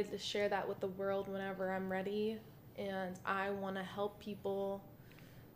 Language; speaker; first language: English; native; English